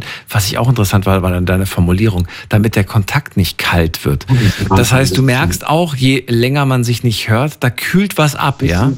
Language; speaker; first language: German; native; German